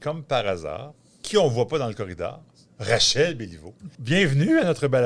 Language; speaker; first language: French; native; French